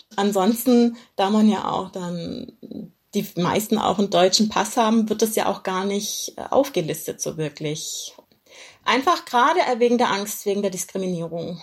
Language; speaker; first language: German; native; German